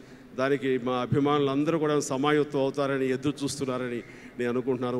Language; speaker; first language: Telugu; native; Telugu